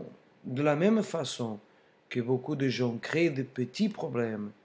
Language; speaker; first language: French; non-native, fluent; Portuguese